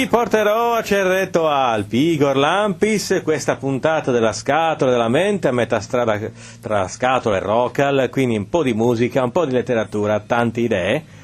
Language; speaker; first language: Italian; native; Italian